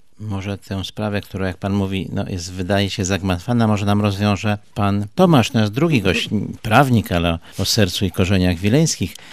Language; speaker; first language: Polish; native; Polish